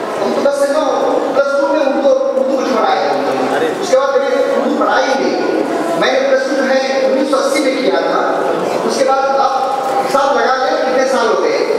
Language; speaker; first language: Hindi; non-native, local second language; Urdu